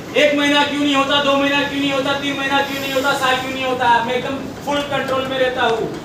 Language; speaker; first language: Hindi; non-native, local second language; Marathi